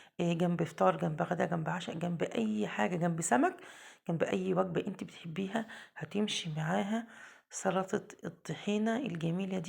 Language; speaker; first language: Arabic; native; Arabic